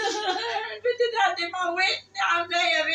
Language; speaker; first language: Arabic; native; Arabic